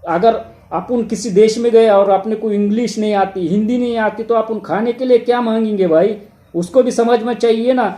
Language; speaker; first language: Hindi; non-native, local second language; Marathi